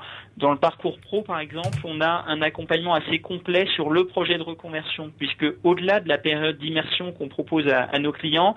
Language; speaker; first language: French; native; French